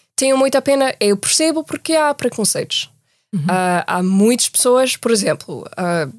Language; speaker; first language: Portuguese; non-native, fluent; English